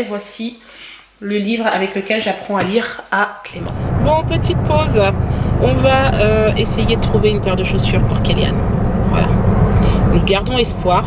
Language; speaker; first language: French; native; French